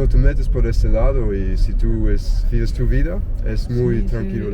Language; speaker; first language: Spanish; non-native, learner; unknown